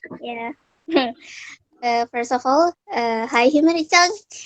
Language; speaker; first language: English; non-native, fluent; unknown